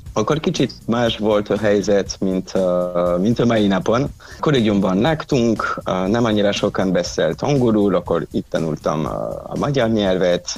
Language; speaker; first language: Hungarian; non-native, fluent; French